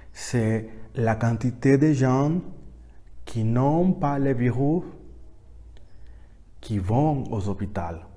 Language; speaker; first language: French; non-native, learner; Spanish